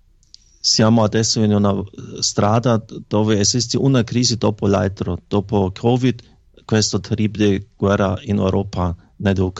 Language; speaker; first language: Italian; non-native, fluent; German